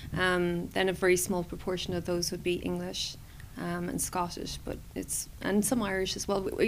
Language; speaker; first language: English; native; English